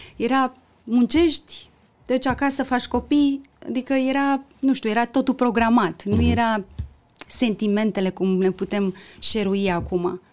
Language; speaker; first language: Romanian; early bilingual, heritage; Romanian